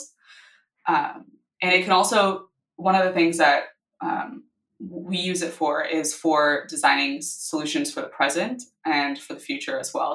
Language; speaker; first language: English; native; English